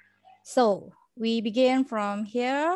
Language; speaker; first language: English; non-native, learner; Indonesian